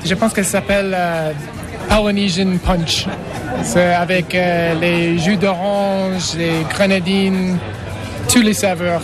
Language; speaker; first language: French; non-native, fluent; English